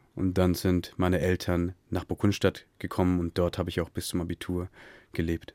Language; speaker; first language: German; early bilingual, other home language; Tamil